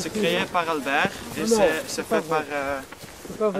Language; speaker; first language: French; non-native, local second language; Dutch